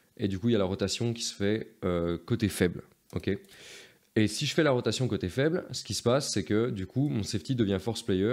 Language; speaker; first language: French; native; French